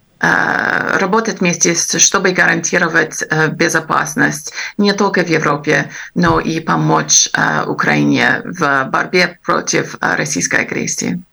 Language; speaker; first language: Russian; non-native, fluent; English